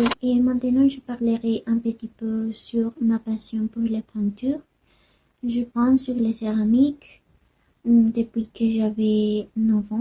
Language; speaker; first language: French; non-native, learner; Spanish